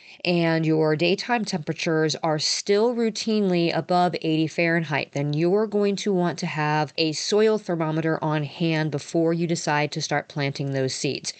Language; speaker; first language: English; native; English